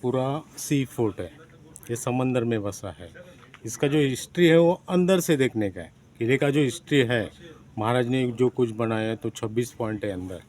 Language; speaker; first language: Hindi; non-native, local second language; Marathi